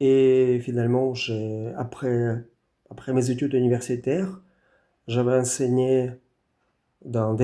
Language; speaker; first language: French; non-native, fluent; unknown